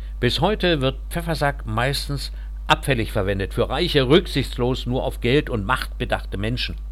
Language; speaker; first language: German; native; German